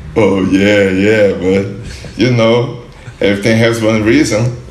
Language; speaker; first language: English; non-native, learner; Portuguese